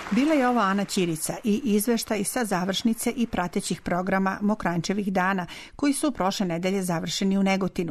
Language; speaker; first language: Serbian; native; Serbian